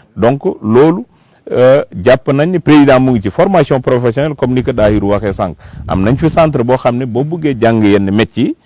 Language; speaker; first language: Wolof; non-native, local second language; Fula